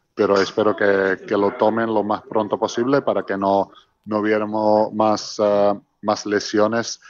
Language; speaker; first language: Spanish; non-native, fluent; Georgian